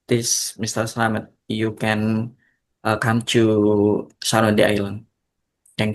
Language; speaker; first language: English; non-native, learner; Indonesian